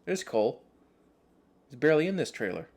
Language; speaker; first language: English; native; English